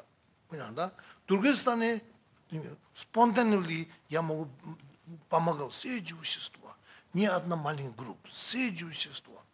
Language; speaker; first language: Russian; non-native, learner; Tibetan